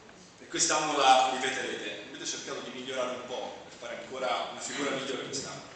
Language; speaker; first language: Italian; native; Italian